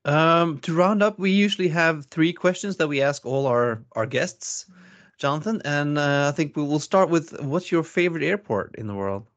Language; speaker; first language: English; non-native, fluent; Norwegian